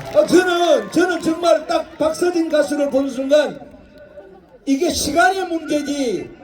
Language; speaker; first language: Korean; native; Korean